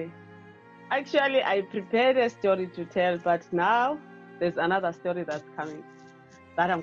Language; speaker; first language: English; non-native, local second language; Xhosa